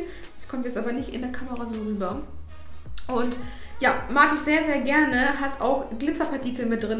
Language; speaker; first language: German; native; German